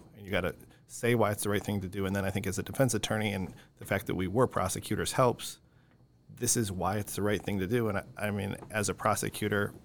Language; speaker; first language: English; native; English